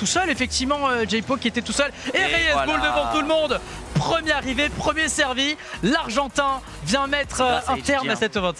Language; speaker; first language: French; native; French